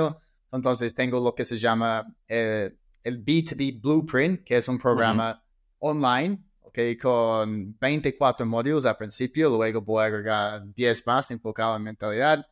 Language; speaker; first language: Spanish; non-native, fluent; English